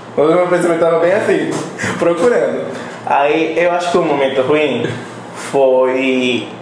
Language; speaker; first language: Portuguese; non-native, fluent; Spanish